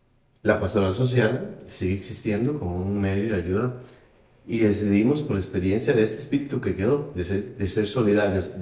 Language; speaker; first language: Spanish; native; Spanish